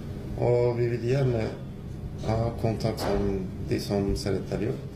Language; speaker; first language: Norwegian; non-native, learner; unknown